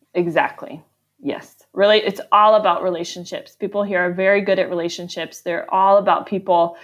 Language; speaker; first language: English; native; English